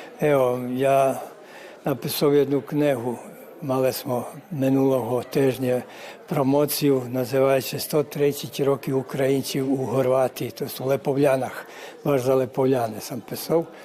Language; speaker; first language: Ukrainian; early bilingual, heritage; Ukrainian